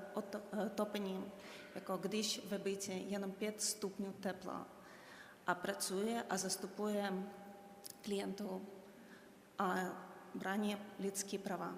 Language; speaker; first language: Czech; non-native, fluent; Ukrainian